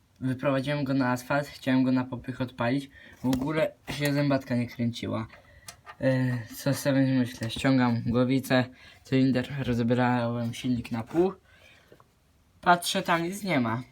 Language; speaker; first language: Polish; native; Polish